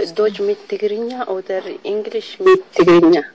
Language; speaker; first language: German; non-native, learner; Tigrinya